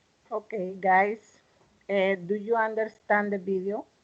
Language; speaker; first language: English; non-native, learner; Spanish